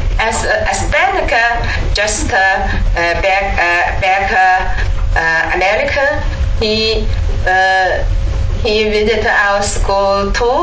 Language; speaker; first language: English; non-native, learner; Chinese